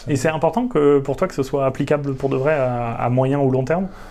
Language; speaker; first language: French; native; French